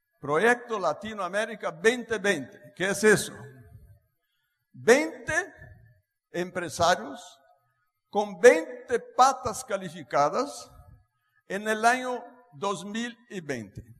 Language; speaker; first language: Spanish; non-native, fluent; Portuguese